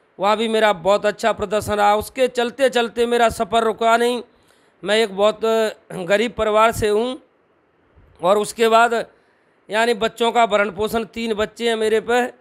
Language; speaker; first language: Hindi; native; Hindi